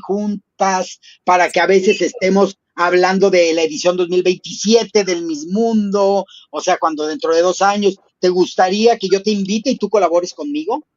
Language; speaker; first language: Spanish; native; Spanish